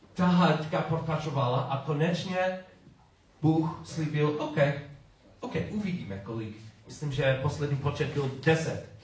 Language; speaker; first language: Czech; non-native, learner; English